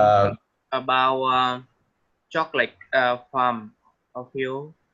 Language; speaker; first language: English; non-native, learner; Vietnamese